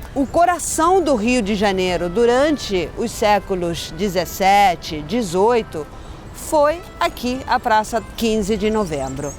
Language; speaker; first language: Portuguese; early bilingual, other home language; Spanish